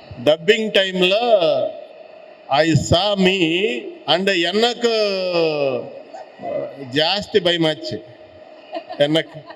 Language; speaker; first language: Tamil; non-native, learner; Telugu